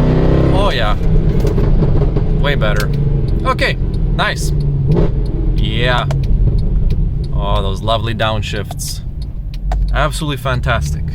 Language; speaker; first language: English; native; English